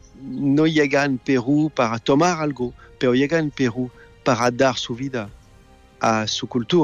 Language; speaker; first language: Spanish; non-native, fluent; French